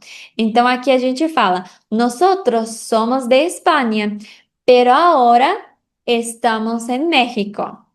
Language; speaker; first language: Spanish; non-native, fluent; Portuguese